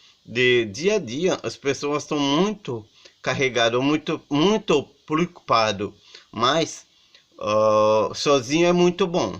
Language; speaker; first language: Portuguese; non-native, learner; Haitian Creole